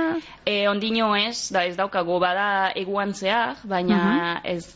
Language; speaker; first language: Basque; non-native, local second language; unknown